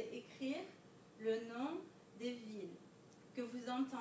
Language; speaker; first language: French; non-native, fluent; Dutch